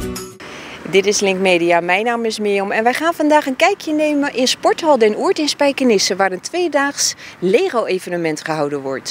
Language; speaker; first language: Dutch; native; Dutch